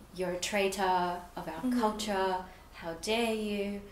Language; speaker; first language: English; native; English